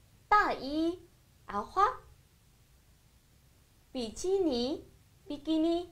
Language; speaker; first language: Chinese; non-native, fluent; Vietnamese